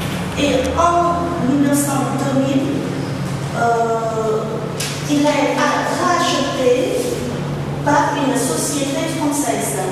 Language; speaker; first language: French; non-native, fluent; Vietnamese